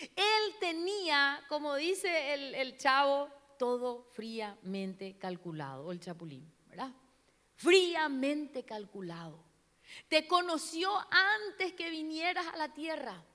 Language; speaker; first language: Spanish; non-native, local second language; Portuguese